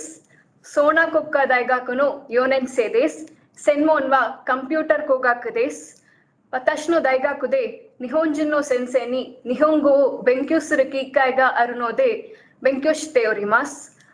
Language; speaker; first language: Japanese; non-native, learner; Malayalam